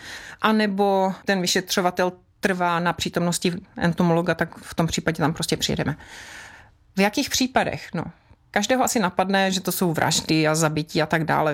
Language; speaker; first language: Czech; native; Czech